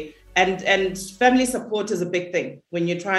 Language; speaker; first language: English; non-native, local second language; Zulu